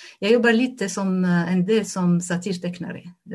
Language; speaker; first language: Swedish; non-native, fluent; Arabic